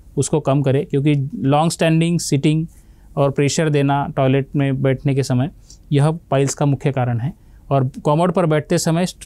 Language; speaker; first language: Hindi; non-native, local second language; Marathi